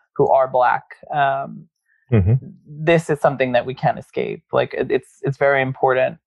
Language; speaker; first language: English; native; English